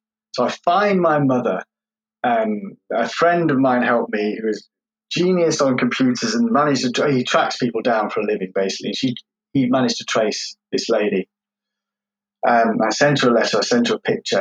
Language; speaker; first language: English; native; English